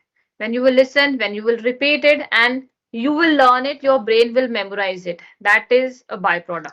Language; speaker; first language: English; non-native, learner; Hindi